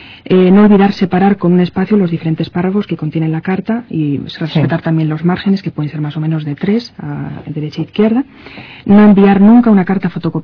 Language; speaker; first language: Spanish; native; Spanish